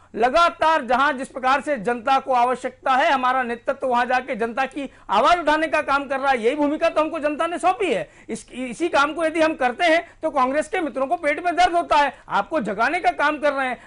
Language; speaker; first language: Hindi; native; Hindi